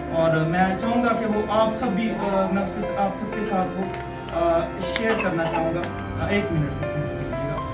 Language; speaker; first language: Urdu; non-native, local second language; Punjabi